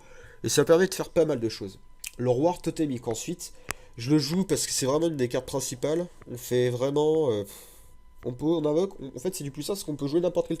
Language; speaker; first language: French; native; French